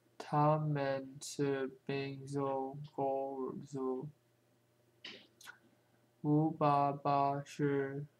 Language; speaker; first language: Chinese; non-native, learner; English